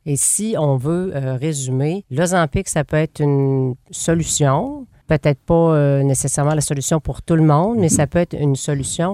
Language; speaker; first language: French; native; French